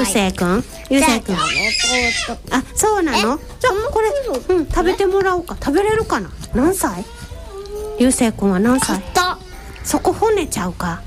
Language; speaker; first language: Japanese; native; Japanese